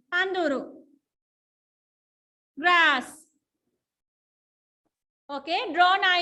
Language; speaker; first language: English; non-native, local second language; Sinhala